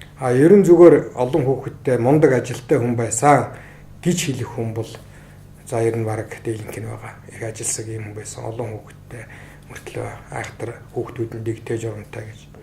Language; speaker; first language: Mongolian; native; Mongolian